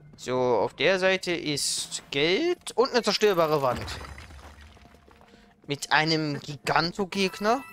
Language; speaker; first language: German; native; German